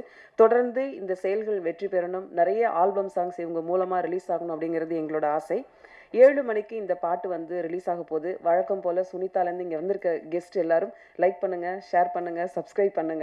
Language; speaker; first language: Tamil; native; Tamil